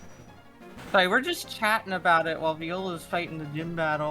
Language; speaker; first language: English; native; English